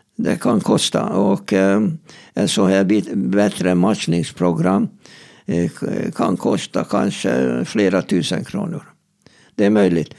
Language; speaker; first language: Swedish; non-native, fluent; Hungarian